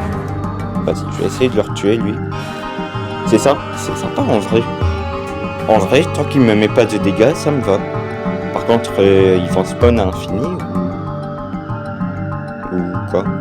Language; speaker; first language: French; native; French